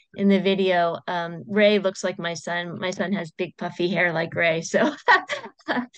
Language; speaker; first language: English; native; English